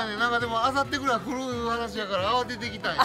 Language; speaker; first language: Japanese; native; Japanese